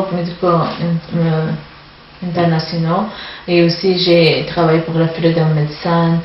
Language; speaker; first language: French; non-native, learner; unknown